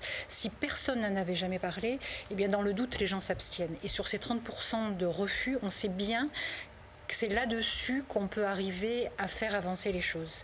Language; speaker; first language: French; native; French